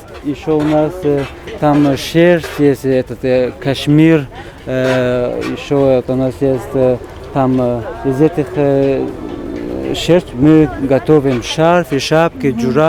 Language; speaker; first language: Russian; non-native, fluent; Tajik